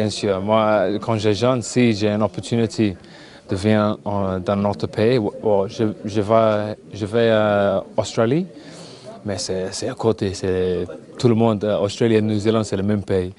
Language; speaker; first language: French; non-native, learner; English